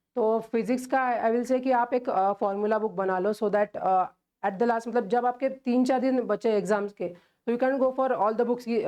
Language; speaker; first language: Hindi; non-native, local second language; Marathi